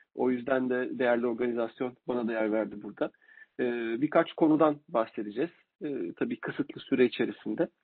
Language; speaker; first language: Turkish; native; Turkish